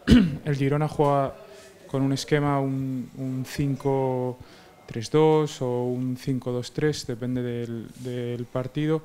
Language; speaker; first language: Spanish; native; Spanish